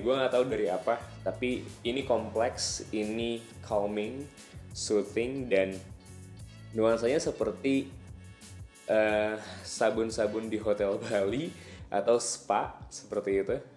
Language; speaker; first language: Indonesian; native; Indonesian